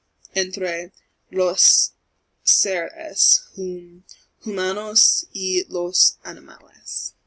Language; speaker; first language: Spanish; non-native, learner; English